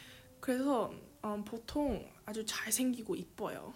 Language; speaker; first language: Korean; early bilingual, heritage; English